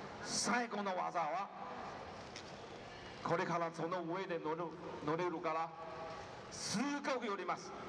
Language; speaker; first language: Japanese; non-native, learner; Chinese